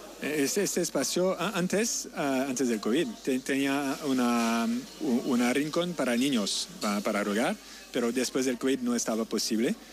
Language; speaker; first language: Spanish; non-native, learner; French